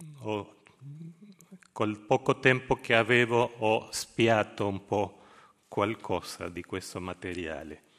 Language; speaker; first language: Italian; non-native, fluent; Spanish